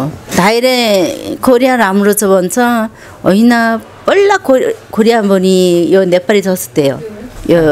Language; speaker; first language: Nepali; non-native, learner; Korean